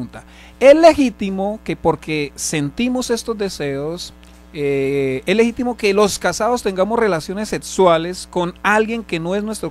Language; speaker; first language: Spanish; native; Spanish